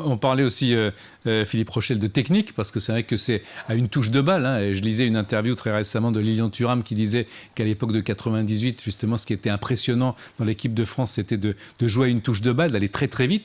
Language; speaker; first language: French; native; French